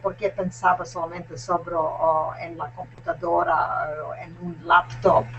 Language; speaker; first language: Spanish; non-native, learner; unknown